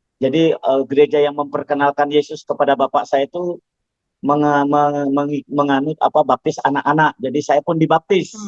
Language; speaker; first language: Indonesian; non-native, local second language; Javanese